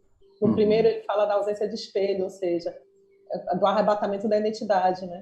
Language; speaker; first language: Portuguese; native; Portuguese